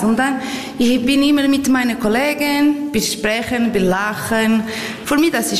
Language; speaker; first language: German; non-native, learner; Portuguese